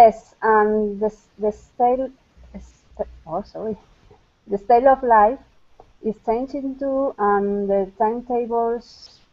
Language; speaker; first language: English; non-native, fluent; Spanish